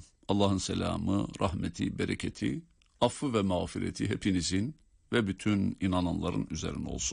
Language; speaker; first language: Turkish; native; Turkish